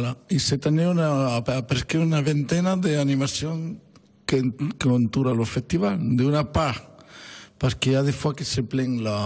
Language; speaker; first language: French; non-native, fluent; Spanish